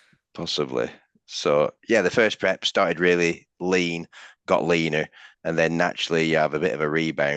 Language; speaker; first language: English; native; English